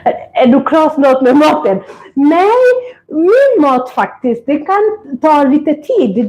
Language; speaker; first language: Swedish; non-native, fluent; Kikuyu